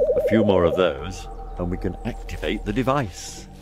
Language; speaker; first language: English; native; English